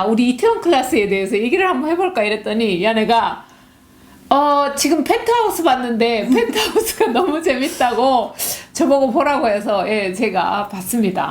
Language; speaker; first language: Korean; early bilingual, heritage; Korean